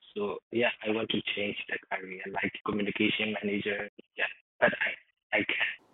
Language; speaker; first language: English; non-native, learner; Burmese